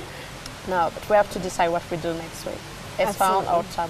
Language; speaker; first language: English; non-native, fluent; French